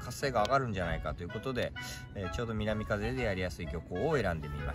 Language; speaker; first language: Japanese; native; Japanese